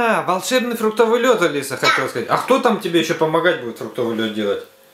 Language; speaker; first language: Russian; native; Russian